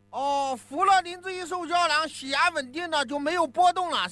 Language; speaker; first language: Chinese; native; Chinese